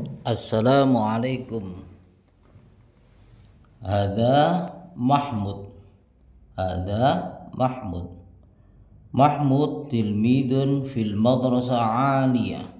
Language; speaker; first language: Arabic; non-native, learner; Indonesian